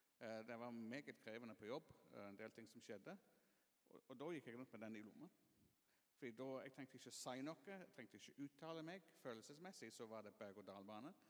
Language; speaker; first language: Norwegian; non-native, fluent; English